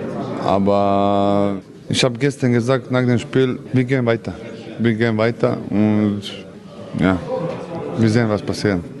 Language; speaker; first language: German; non-native, learner; Croatian